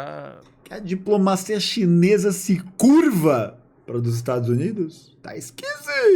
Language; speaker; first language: Portuguese; native; Portuguese